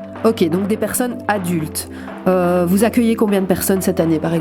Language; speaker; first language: French; native; French